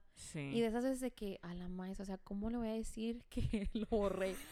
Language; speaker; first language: Spanish; early bilingual, heritage; Spanish